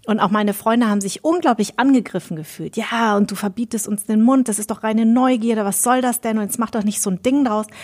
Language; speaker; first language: German; early bilingual, other home language; Vietnamese